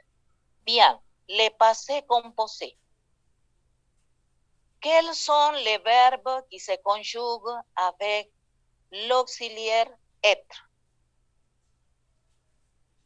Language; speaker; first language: French; non-native, fluent; Spanish